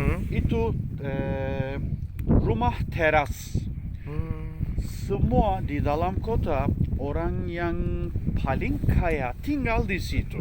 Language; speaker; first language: Indonesian; non-native, fluent; Turkish